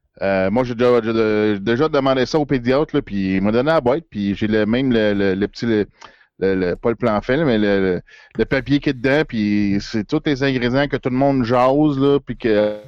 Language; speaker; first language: French; native; French